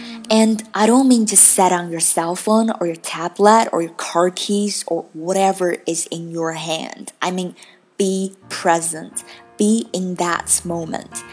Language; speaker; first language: English; non-native, fluent; Chinese